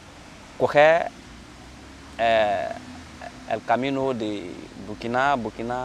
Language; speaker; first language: Spanish; non-native, learner; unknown